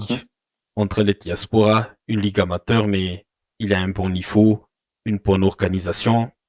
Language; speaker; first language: French; non-native, local second language; Malagasy